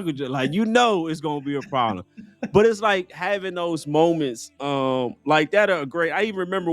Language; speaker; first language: English; native; English